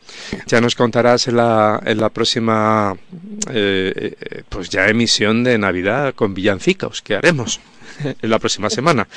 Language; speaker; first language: Spanish; native; Spanish